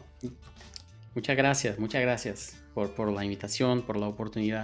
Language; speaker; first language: Spanish; non-native, fluent; Portuguese